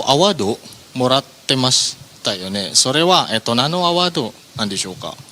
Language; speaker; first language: Japanese; non-native, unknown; Indonesian